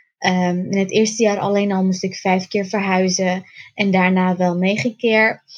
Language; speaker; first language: Dutch; early bilingual, other home language; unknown